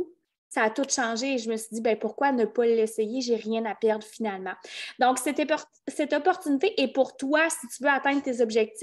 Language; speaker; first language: French; native; French